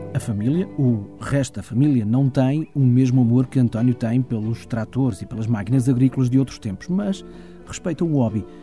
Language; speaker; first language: Portuguese; early bilingual, heritage; German